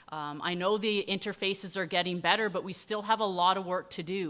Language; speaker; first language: English; native; English